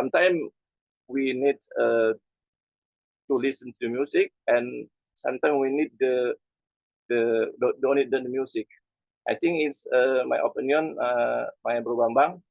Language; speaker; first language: English; non-native, learner; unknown